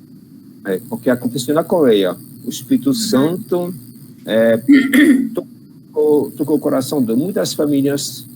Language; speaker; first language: Portuguese; non-native, learner; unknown